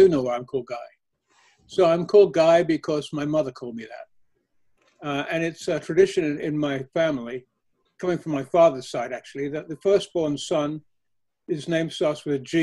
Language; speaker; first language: English; native; English